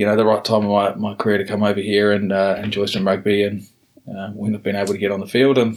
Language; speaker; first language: English; native; English